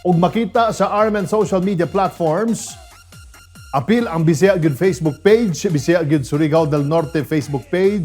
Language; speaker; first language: Cebuano; native; Cebuano